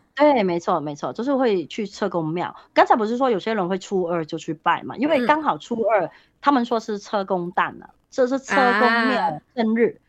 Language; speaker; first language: Chinese; non-native, local second language; Cantonese